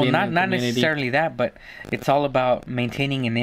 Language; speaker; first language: English; native; English